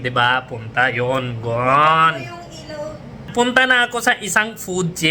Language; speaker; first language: Filipino; non-native, learner; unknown